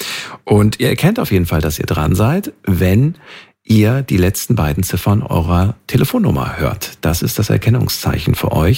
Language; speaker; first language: German; native; German